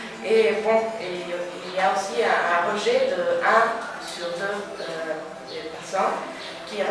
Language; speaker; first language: French; non-native, learner; Spanish